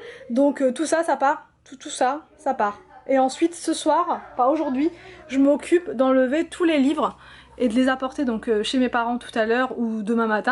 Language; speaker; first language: French; native; French